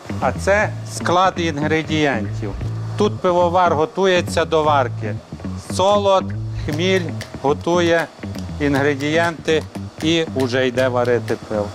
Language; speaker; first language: Ukrainian; native; Ukrainian